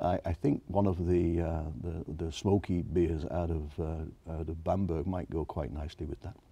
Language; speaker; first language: English; native; English